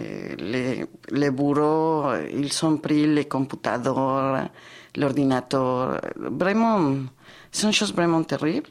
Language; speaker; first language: French; non-native, fluent; Spanish